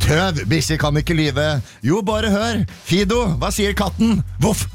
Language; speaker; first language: Norwegian; native; Norwegian